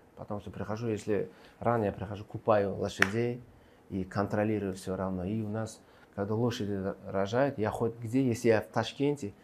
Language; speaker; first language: Russian; non-native, local second language; Uzbek